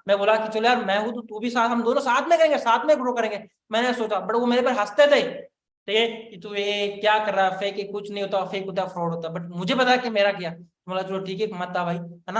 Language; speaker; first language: Hindi; non-native, local second language; Marathi